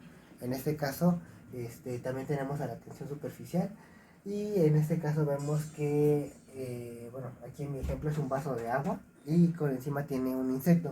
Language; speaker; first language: Spanish; native; Spanish